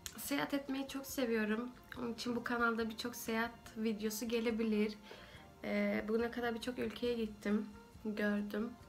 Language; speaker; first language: Turkish; early bilingual, heritage; Turkish